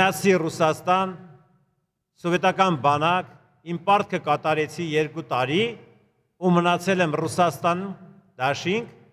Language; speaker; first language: Armenian; native; Armenian